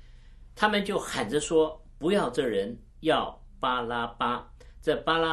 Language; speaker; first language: Chinese; native; Chinese